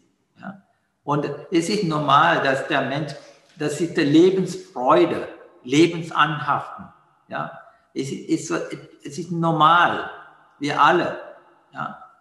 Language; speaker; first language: German; non-native, fluent; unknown